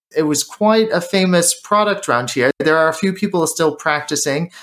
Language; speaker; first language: English; native; English